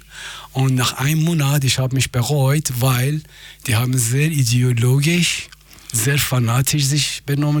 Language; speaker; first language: German; non-native, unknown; Persian